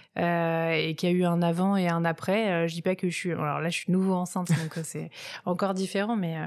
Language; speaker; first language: French; native; French